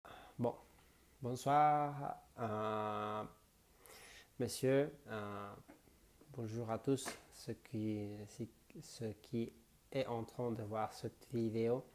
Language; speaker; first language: French; non-native, learner; Spanish